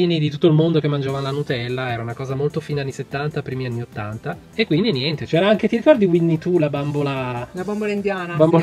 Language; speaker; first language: Italian; native; Italian